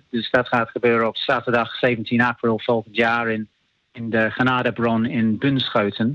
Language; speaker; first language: Dutch; non-native, learner; English